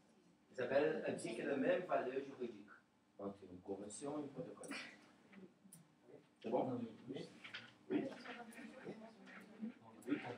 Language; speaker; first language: French; non-native, learner; Portuguese